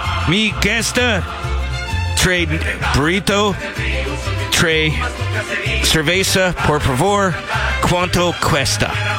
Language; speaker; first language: Spanish; non-native, learner; English